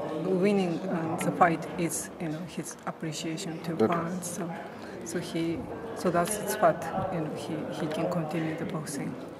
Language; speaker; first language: English; non-native, fluent; Japanese